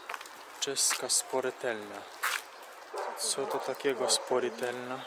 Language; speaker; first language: Polish; non-native, fluent; Russian